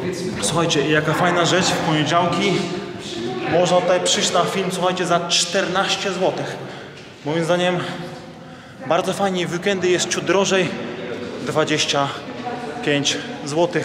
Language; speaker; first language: Polish; native; Polish